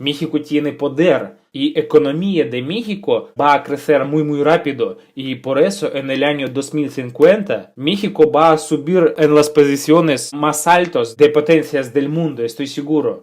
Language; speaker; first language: Spanish; non-native, fluent; Russian